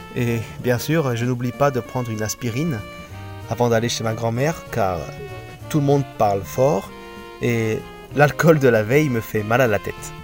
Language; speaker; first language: French; native; French